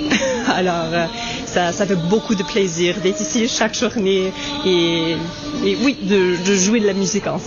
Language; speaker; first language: French; non-native, local second language; English